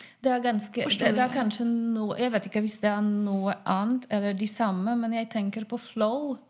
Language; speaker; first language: Norwegian; non-native, fluent; Polish